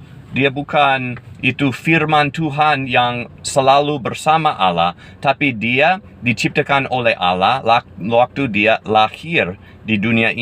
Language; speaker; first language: Indonesian; non-native, fluent; English